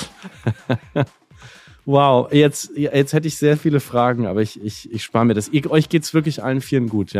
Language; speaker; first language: German; native; German